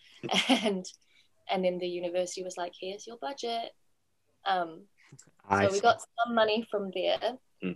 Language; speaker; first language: English; native; English